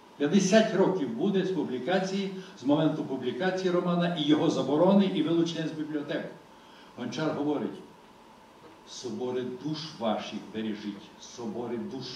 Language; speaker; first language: Ukrainian; native; Ukrainian